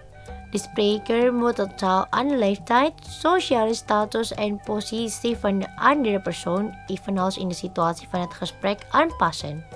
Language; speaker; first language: Dutch; non-native, learner; Indonesian